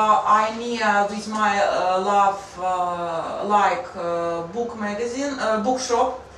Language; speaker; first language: English; non-native, learner; Russian